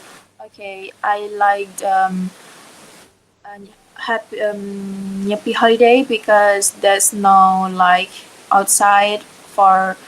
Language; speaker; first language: English; non-native, learner; Indonesian